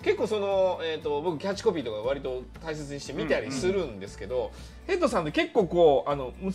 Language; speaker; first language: Japanese; native; Japanese